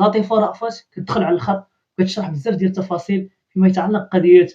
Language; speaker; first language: Arabic; native; Arabic